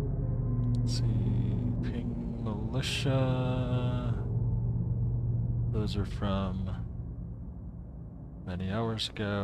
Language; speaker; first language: English; native; English